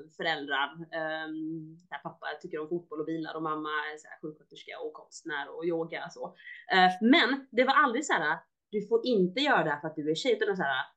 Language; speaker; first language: Swedish; early bilingual, other home language; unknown